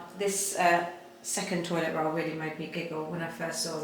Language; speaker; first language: English; native; English